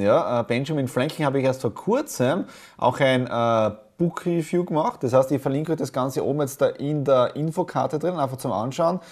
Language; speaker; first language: German; native; German